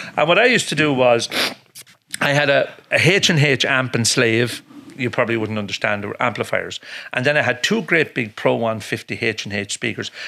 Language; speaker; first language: English; native; English